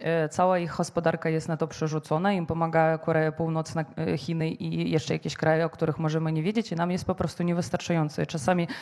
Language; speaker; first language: Polish; non-native, fluent; Ukrainian